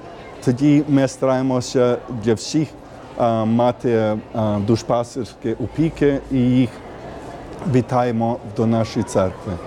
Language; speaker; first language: Ukrainian; early bilingual, heritage; Ukrainian